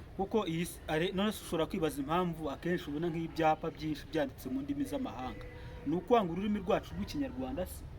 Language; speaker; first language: Kinyarwanda; native; Kinyarwanda